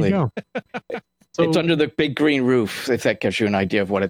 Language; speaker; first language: English; native; English